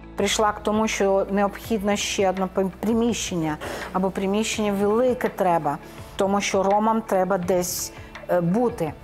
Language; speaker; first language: Ukrainian; non-native, local second language; Romany